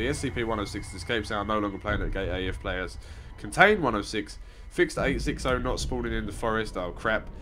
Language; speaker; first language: English; native; English